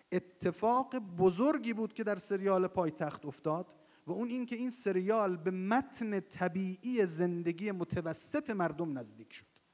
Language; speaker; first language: Persian; native; Persian